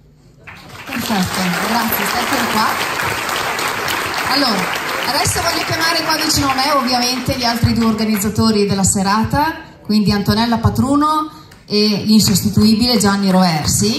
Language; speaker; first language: Italian; native; Italian